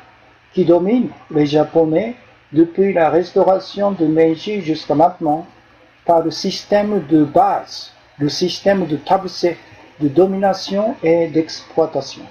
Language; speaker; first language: French; non-native, fluent; Japanese